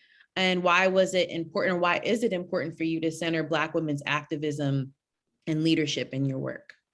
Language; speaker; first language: English; native; English